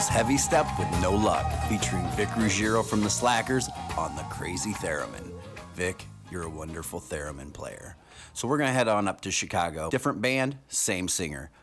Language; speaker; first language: English; native; English